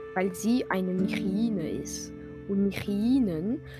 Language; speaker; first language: German; non-native, fluent; French